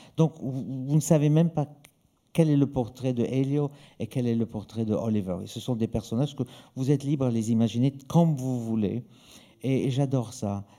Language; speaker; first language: French; native; French